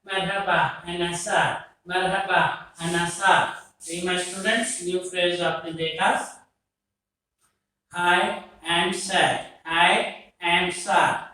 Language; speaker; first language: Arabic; non-native, learner; Urdu